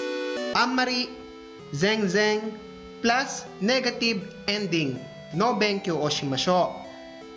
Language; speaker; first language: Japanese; non-native, fluent; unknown